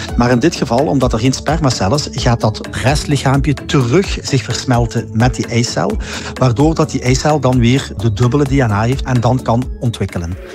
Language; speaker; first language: Dutch; native; Dutch